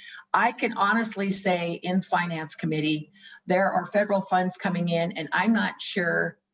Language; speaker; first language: English; native; English